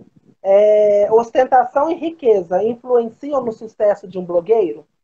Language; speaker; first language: Portuguese; native; Portuguese